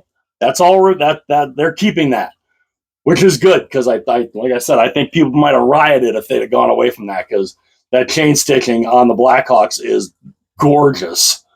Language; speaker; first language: English; native; English